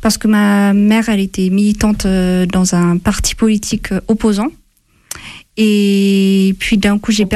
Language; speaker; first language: French; non-native, fluent; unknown